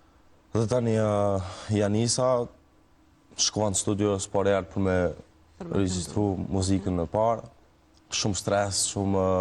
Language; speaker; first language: Albanian; early bilingual, heritage; Albanian